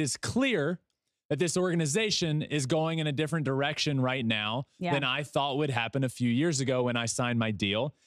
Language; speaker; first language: English; native; English